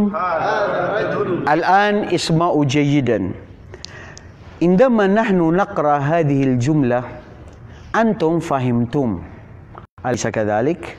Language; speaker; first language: Arabic; non-native, learner; Filipino